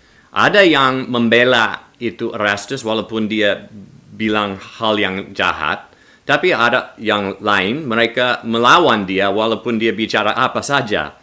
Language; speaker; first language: Indonesian; non-native, learner; English